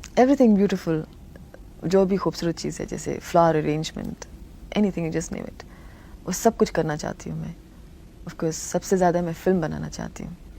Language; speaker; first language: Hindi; non-native, local second language; Tamil